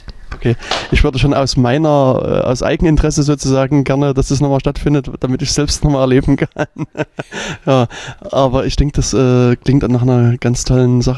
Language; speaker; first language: German; native; German